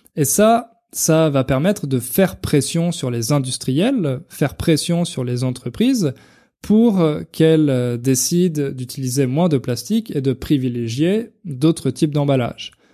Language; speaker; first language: French; native; French